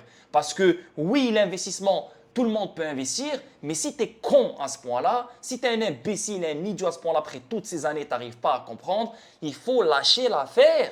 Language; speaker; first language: French; native; French